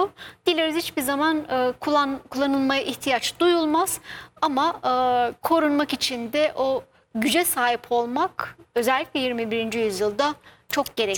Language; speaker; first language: Turkish; native; Turkish